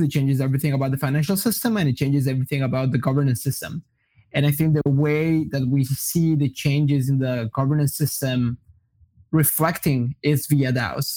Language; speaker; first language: English; non-native, fluent; Portuguese